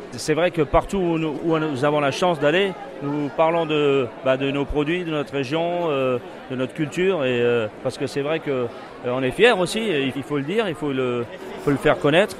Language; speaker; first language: French; native; French